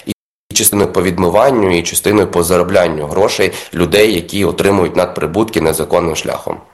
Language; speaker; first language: Ukrainian; native; Ukrainian